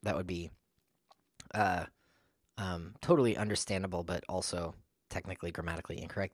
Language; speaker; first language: English; native; English